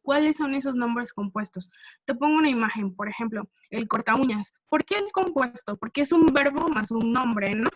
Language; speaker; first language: Spanish; non-native, fluent; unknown